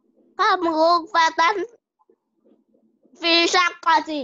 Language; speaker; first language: Arabic; non-native, learner; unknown